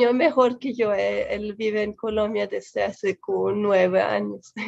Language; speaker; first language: Spanish; non-native, fluent; German